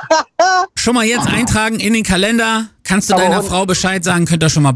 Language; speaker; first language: German; native; German